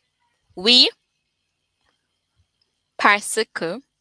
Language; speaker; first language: French; non-native, learner; English